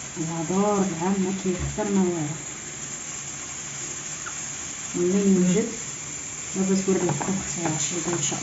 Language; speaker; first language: Arabic; native; Arabic